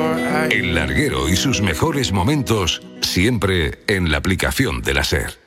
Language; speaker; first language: Spanish; native; Spanish